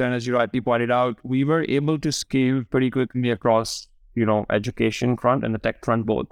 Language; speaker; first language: English; non-native, local second language; Urdu